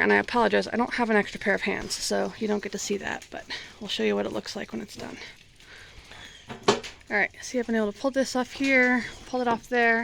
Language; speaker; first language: English; native; English